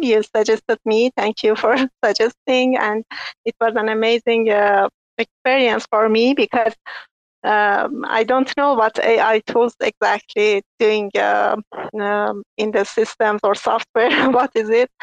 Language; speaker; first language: English; non-native, learner; Persian